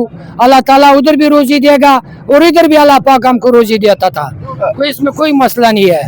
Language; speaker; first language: Hindi; non-native, learner; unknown